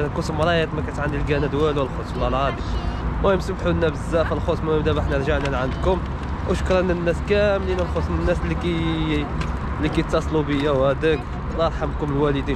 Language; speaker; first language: Arabic; native; Arabic